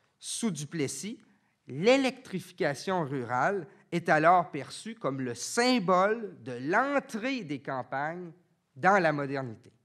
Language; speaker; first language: French; native; French